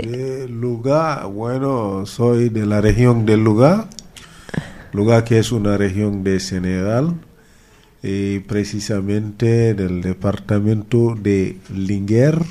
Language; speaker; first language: Spanish; non-native, fluent; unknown